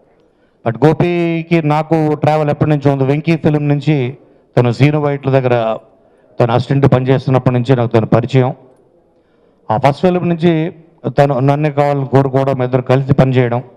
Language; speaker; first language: Telugu; native; Telugu